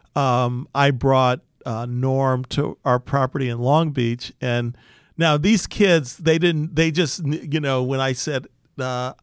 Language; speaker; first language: English; native; English